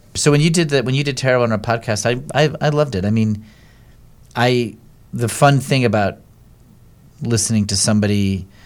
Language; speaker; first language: English; native; English